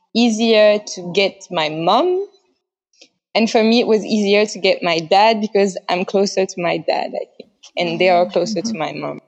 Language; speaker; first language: English; non-native, fluent; French